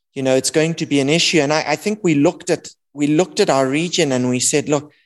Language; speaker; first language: English; native; English